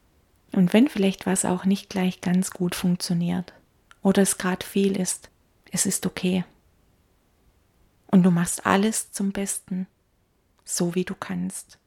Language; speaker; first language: German; native; German